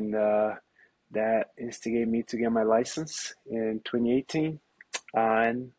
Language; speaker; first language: English; non-native, fluent; Portuguese